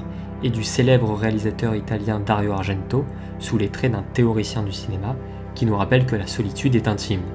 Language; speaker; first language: French; native; French